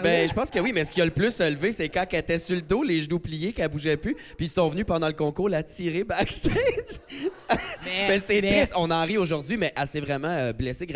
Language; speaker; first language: French; native; French